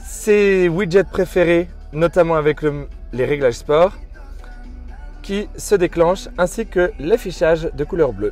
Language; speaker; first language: French; native; French